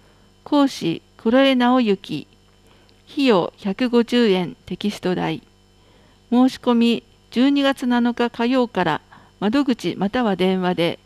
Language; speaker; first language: Japanese; native; Japanese